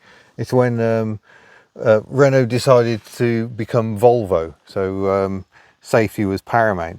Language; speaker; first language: English; native; English